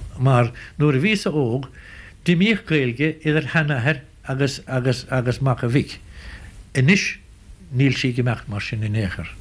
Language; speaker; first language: Irish; native; Irish